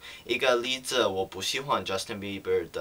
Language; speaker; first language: Chinese; non-native, learner; English